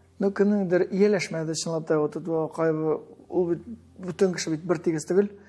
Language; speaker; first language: Tatar; early bilingual, heritage; Tatar